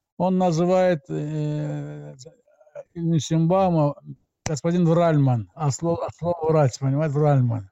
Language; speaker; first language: Russian; non-native, local second language; Azerbaijani